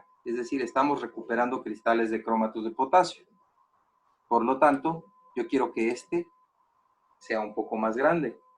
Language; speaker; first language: Spanish; native; Spanish